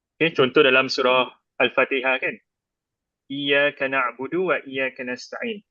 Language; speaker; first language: Malay; native; Malay